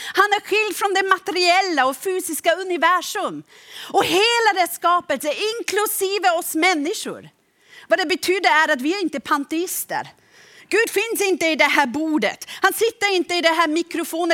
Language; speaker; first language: Swedish; non-native, fluent; German